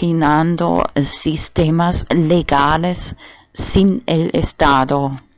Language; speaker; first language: Spanish; non-native, fluent; German